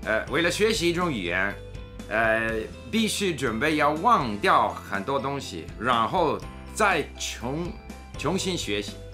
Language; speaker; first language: Chinese; non-native, fluent; English